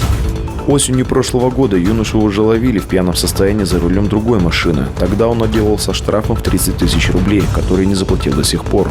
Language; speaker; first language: Russian; native; Russian